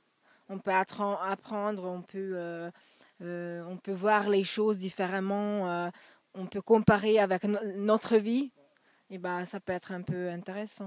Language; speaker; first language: French; non-native, fluent; Hungarian